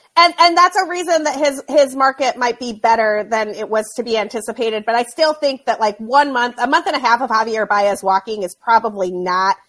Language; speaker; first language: English; native; English